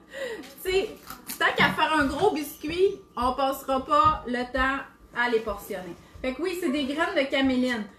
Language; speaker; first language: French; native; French